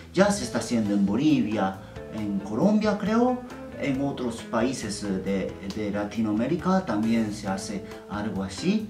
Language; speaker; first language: Spanish; non-native, learner; Japanese